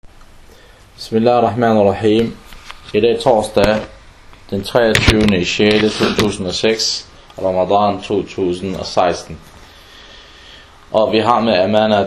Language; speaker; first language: Danish; early bilingual, other home language; Arabic